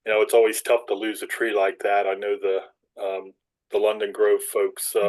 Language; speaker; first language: English; native; English